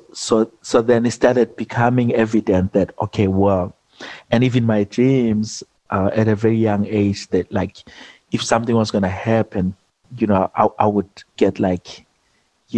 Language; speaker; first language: English; non-native, local second language; Zulu